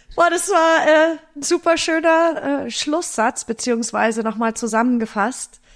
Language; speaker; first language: German; native; German